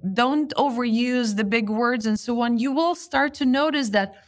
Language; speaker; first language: English; non-native, fluent; Lithuanian